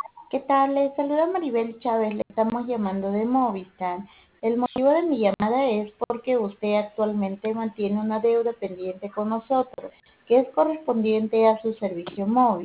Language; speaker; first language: Spanish; native; Spanish